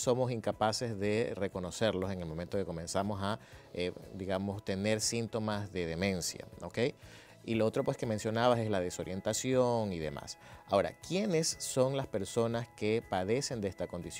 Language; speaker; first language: Spanish; native; Spanish